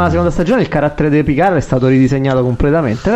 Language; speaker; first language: Italian; native; Italian